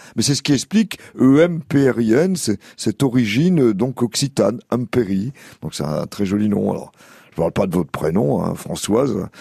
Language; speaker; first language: French; native; French